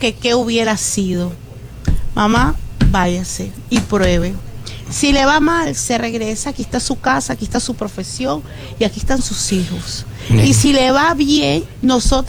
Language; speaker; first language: Spanish; native; Spanish